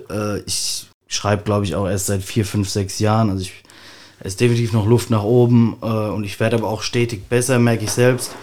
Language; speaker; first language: German; native; German